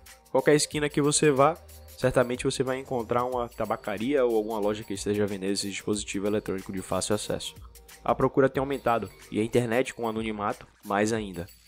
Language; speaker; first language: Portuguese; native; Portuguese